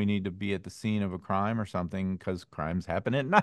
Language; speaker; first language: English; native; English